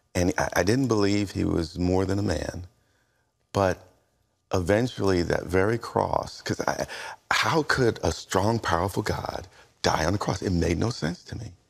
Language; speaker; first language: English; native; English